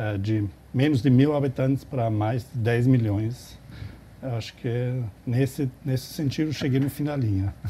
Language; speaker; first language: Portuguese; non-native, fluent; German